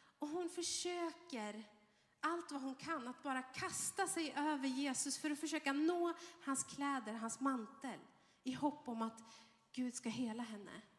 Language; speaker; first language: Swedish; early bilingual, other home language; Arabic